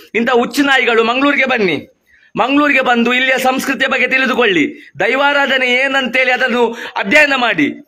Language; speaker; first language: Kannada; non-native, local second language; Tulu